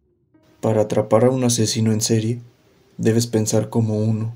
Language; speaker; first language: Spanish; native; Spanish